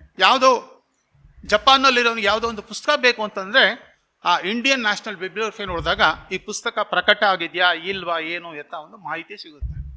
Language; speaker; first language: Kannada; native; Kannada